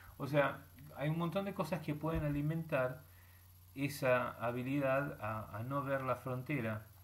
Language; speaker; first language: Spanish; early bilingual, heritage; Spanish